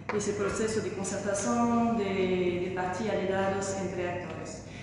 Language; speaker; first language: Portuguese; non-native, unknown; French